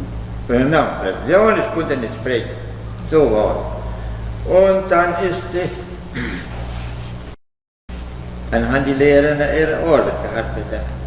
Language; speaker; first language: German; early bilingual, heritage; German